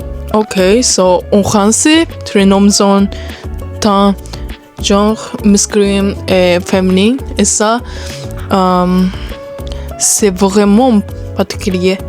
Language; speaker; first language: French; non-native, learner; Japanese